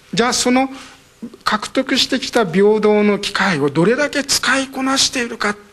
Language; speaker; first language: Japanese; native; Japanese